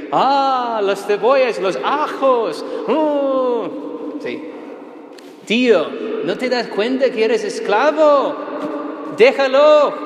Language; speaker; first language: Spanish; non-native, fluent; English